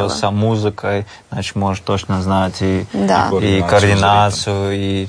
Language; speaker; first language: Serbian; non-native, learner; Russian